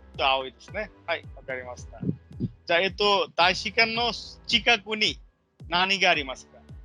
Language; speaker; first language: Japanese; non-native, fluent; Bangla